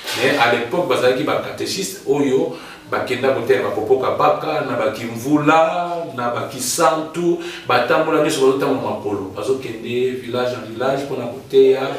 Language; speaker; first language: Lingala; native; Lingala